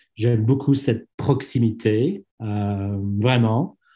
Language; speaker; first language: French; non-native, fluent; English